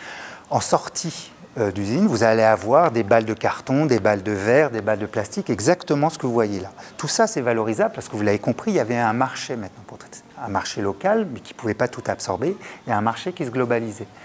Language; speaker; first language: French; native; French